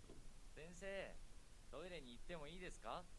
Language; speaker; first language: Japanese; non-native, learner; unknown